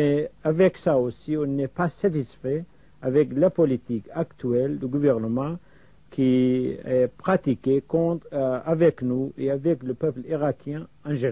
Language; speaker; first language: French; non-native, fluent; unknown